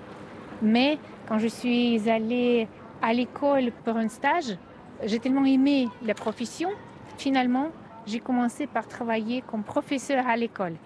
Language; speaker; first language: French; non-native, fluent; Russian